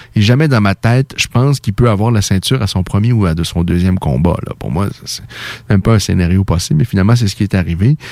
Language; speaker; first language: French; native; French